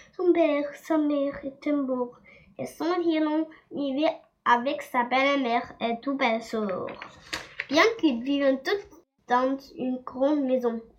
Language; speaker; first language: French; non-native, learner; Chinese